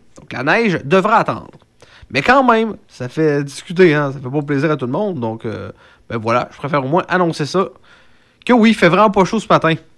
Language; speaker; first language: French; native; French